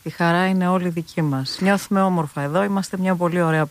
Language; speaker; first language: Greek; native; Greek